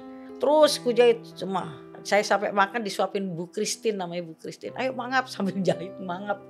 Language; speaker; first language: Indonesian; native; Indonesian